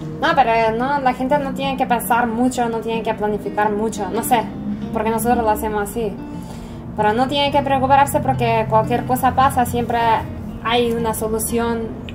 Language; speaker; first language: Spanish; non-native, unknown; Macedonian